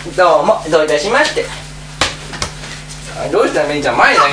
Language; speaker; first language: Japanese; native; Japanese